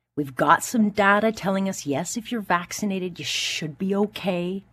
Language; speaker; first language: English; native; English